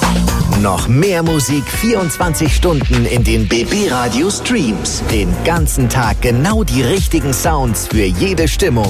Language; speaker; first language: German; native; German